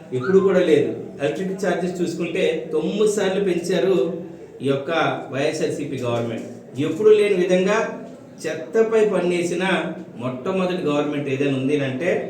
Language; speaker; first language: Telugu; native; Telugu